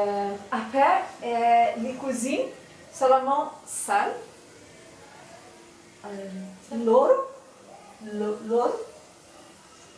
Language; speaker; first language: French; non-native, learner; Portuguese